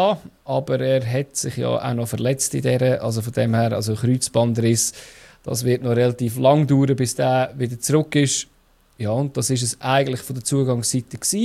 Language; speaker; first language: German; native; German